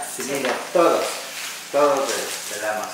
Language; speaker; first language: Spanish; non-native, local second language; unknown